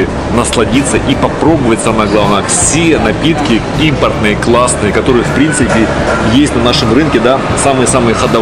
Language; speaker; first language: Russian; native; Russian